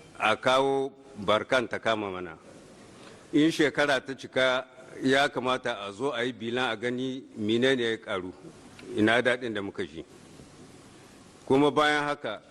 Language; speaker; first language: Hausa; native; Hausa